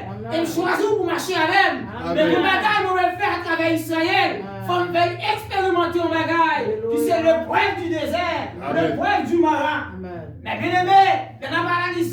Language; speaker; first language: French; non-native, local second language; Haitian Creole